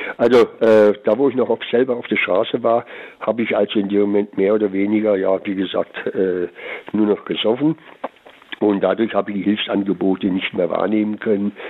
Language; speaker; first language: German; native; German